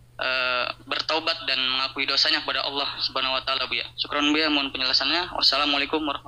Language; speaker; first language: Indonesian; native; Indonesian